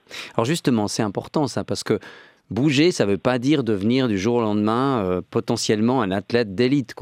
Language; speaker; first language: French; native; French